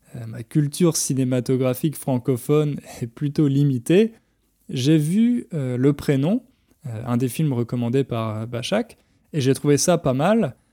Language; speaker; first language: French; native; French